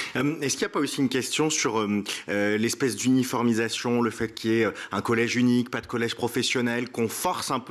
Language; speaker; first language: French; native; French